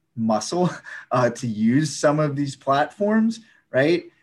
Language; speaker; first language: English; native; English